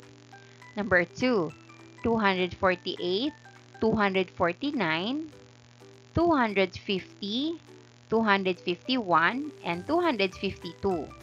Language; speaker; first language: English; non-native, local second language; Filipino